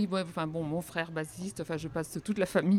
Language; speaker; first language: French; native; French